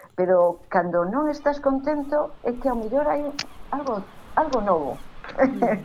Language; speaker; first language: Galician; non-native, local second language; Spanish